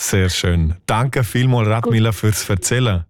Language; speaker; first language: German; native; German